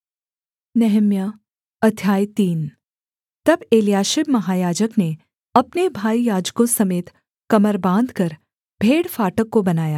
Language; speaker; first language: Hindi; native; Hindi